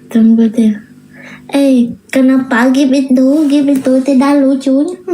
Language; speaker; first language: Indonesian; non-native, learner; Vietnamese